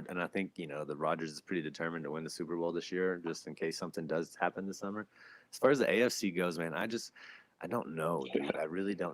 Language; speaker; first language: English; native; English